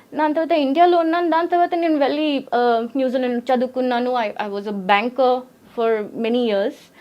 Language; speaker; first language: Telugu; early bilingual, heritage; Telugu